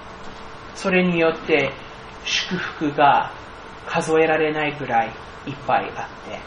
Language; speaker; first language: Japanese; non-native, fluent; English